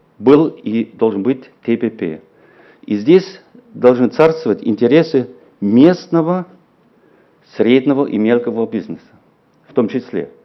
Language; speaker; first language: Russian; non-native, fluent; German